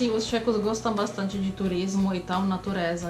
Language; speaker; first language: Portuguese; non-native, fluent; Czech